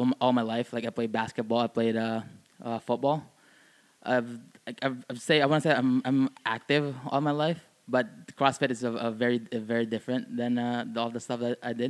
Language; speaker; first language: English; non-native, local second language; Filipino